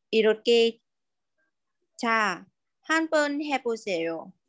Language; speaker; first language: Korean; non-native, learner; Vietnamese